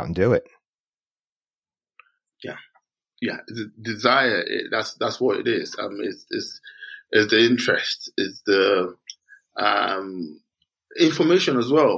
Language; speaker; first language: English; non-native, local second language; Yoruba